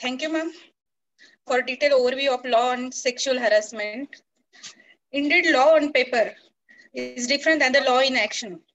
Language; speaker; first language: English; non-native, local second language; Marathi